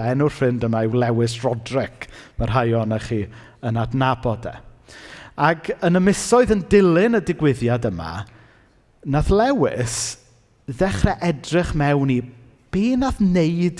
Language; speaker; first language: Welsh; native; Welsh